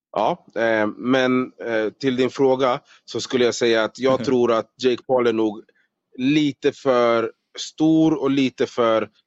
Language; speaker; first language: Swedish; native; Swedish